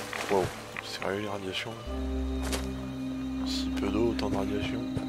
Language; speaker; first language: French; native; French